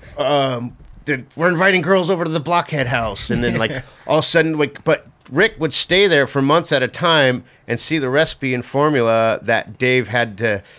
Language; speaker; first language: English; native; English